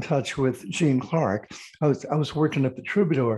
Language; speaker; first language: English; native; English